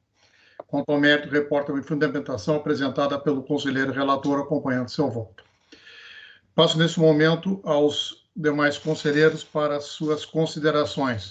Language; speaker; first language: Portuguese; native; Portuguese